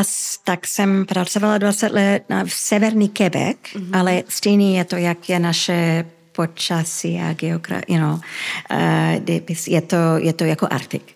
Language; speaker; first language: Czech; early bilingual, heritage; Czech